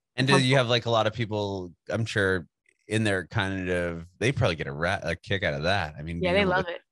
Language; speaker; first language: English; native; English